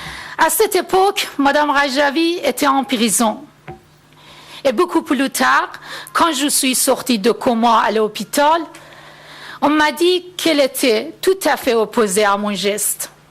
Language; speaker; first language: French; non-native, fluent; Persian